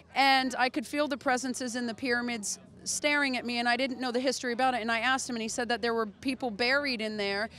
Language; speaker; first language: English; native; English